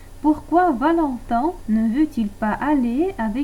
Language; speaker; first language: French; non-native, fluent; Russian